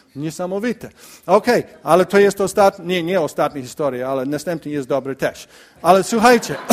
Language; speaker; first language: Polish; non-native, learner; English